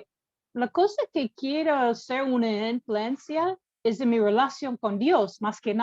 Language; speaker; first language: Spanish; non-native, learner; English